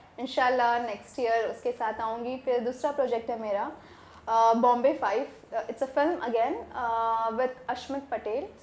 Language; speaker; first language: Hindi; native; Hindi